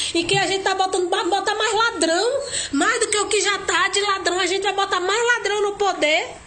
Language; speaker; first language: Portuguese; native; Portuguese